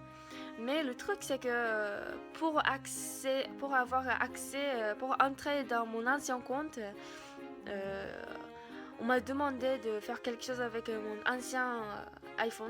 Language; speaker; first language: French; non-native, learner; Japanese